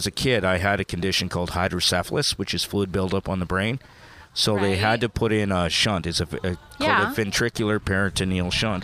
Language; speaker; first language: English; native; English